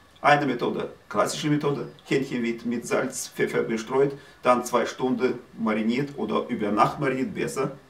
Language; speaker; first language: German; non-native, learner; Russian